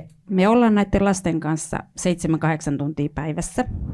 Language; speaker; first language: Finnish; native; Finnish